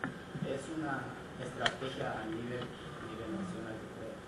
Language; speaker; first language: Spanish; non-native, learner; Korean